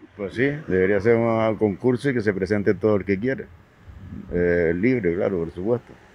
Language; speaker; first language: Spanish; native; Spanish